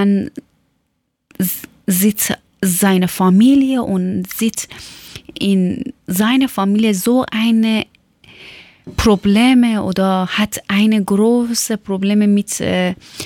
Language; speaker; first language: German; non-native, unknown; Persian